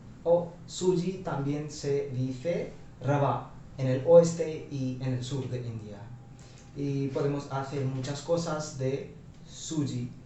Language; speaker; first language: Spanish; non-native, fluent; Hindi